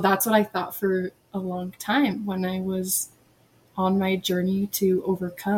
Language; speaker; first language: English; native; English